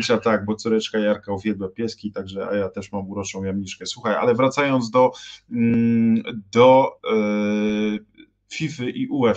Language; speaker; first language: Polish; native; Polish